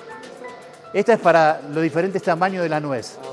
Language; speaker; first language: Spanish; native; Spanish